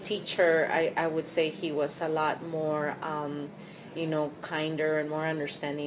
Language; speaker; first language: English; early bilingual, other home language; Spanish